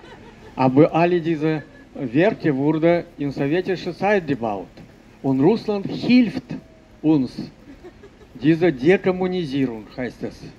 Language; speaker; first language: German; non-native, fluent; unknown